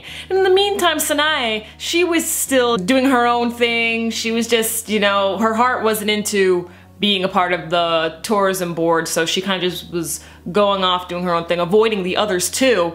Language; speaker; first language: English; native; English